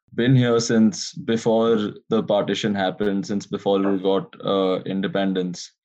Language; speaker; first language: English; non-native, local second language; Hindi